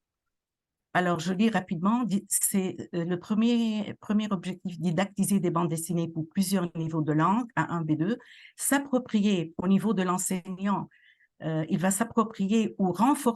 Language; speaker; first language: French; non-native, local second language; Arabic